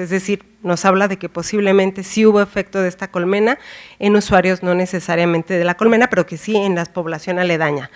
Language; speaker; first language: Spanish; native; Spanish